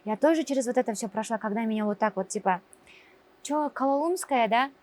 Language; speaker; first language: Russian; non-native, local second language; Kazakh